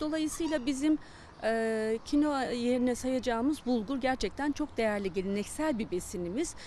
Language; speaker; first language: Turkish; native; Turkish